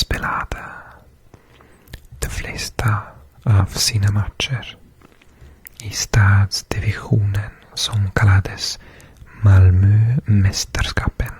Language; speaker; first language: Swedish; non-native, fluent; English